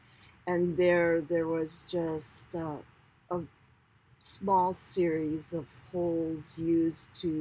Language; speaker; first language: English; native; English